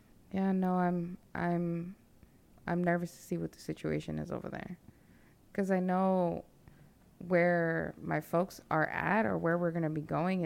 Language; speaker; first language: English; early bilingual, other home language; Spanish